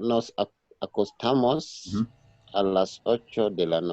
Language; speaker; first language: Spanish; non-native, learner; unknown